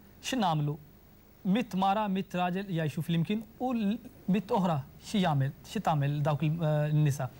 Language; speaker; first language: Maltese; non-native, fluent; Urdu